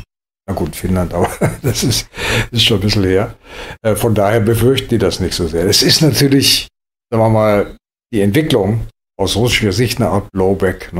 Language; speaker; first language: German; native; German